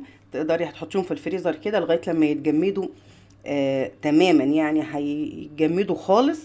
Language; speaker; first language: Arabic; native; Arabic